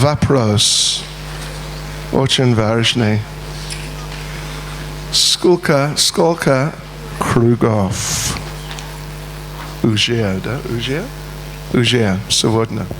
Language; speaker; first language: Russian; non-native, learner; English